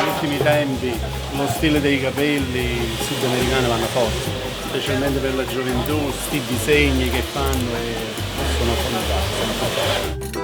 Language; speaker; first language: Italian; early bilingual, other home language; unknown